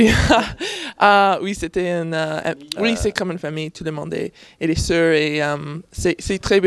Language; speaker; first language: French; non-native, learner; English